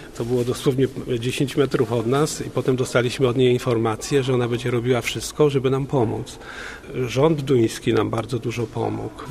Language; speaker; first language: Polish; native; Polish